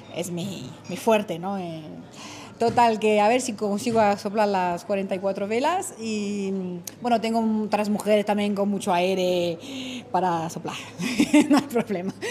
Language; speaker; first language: Spanish; non-native, fluent; French